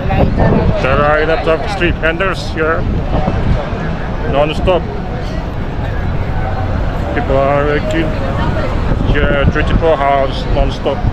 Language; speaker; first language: English; non-native, learner; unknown